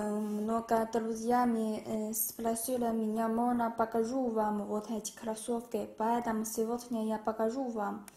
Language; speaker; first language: Russian; non-native, learner; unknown